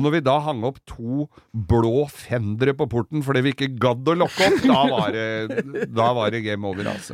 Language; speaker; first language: Norwegian; native; Norwegian